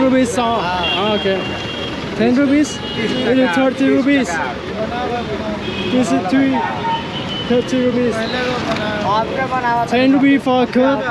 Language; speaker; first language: English; non-native, learner; Vietnamese